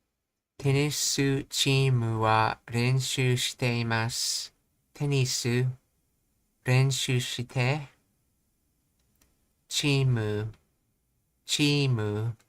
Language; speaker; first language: Japanese; non-native, learner; English